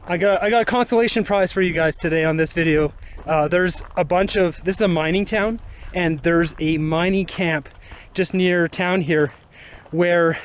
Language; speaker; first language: English; native; English